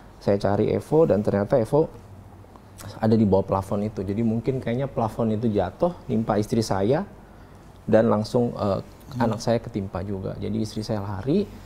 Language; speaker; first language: Indonesian; native; Indonesian